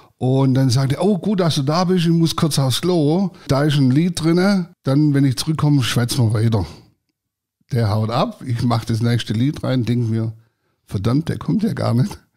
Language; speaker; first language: German; early bilingual, other home language; Croatian